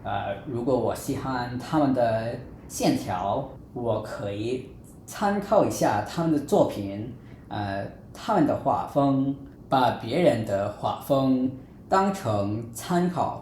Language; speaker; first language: Chinese; non-native, fluent; English